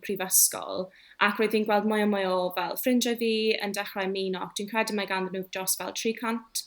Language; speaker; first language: Welsh; non-native, local second language; English